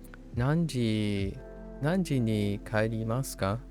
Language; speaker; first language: Japanese; non-native, learner; English